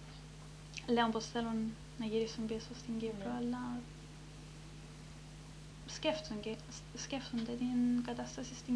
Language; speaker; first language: Greek; early bilingual, heritage; Greek